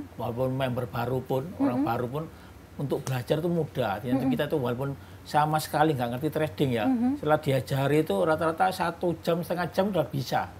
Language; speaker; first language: Indonesian; native; Indonesian